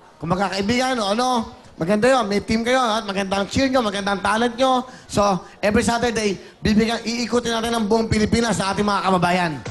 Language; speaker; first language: Filipino; native; Filipino